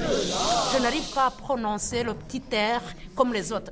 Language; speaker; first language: French; non-native, local second language; Kinyarwanda